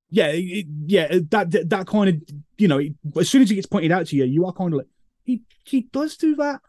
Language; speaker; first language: English; native; English